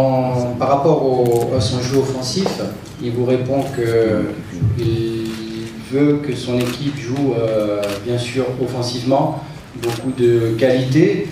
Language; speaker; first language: French; non-native, local second language; Arabic